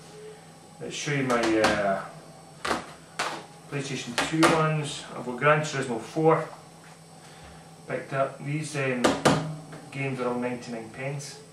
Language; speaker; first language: English; native; English